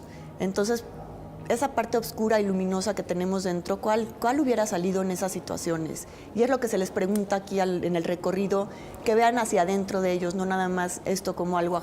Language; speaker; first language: Spanish; native; Spanish